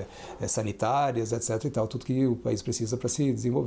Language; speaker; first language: Portuguese; native; Portuguese